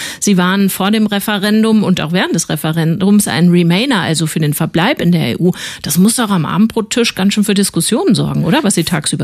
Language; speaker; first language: German; native; German